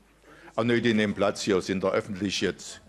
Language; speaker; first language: German; native; German